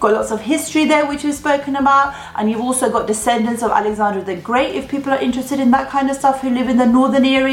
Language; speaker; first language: English; early bilingual, other home language; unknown